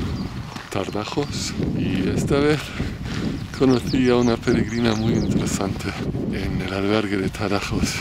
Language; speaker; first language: Spanish; non-native, fluent; German